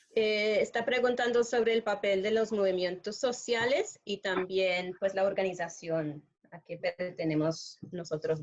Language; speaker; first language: Spanish; non-native, fluent; English